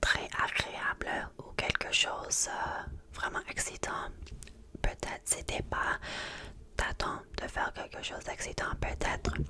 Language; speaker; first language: French; non-native, learner; English